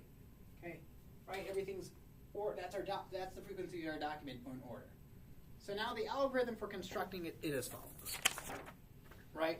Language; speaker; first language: English; native; English